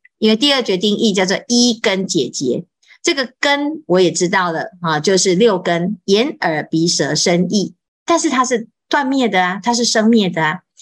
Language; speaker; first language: Chinese; native; Chinese